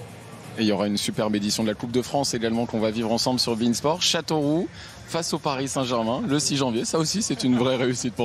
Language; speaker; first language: French; native; French